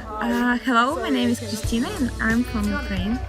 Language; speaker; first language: English; non-native, learner; Ukrainian